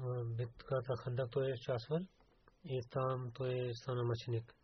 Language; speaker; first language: Bulgarian; non-native, learner; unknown